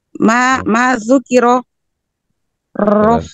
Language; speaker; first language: Arabic; non-native, learner; Indonesian